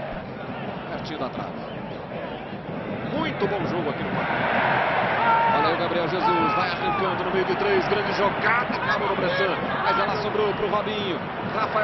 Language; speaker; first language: Portuguese; native; Portuguese